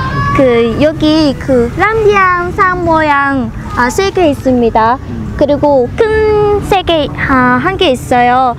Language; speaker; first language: Korean; non-native, learner; Vietnamese